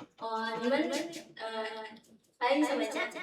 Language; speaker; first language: Indonesian; native; Indonesian